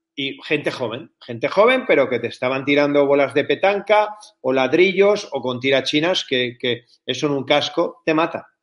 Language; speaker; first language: Spanish; native; Spanish